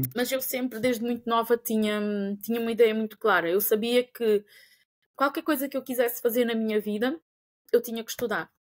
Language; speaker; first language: Portuguese; non-native, local second language; Kabuverdianu